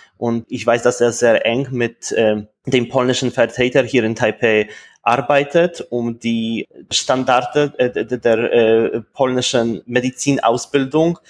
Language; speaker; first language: German; non-native, fluent; Polish